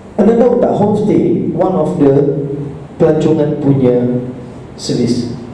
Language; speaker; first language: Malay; native; Malay